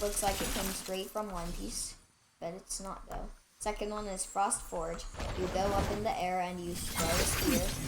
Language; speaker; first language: English; native; English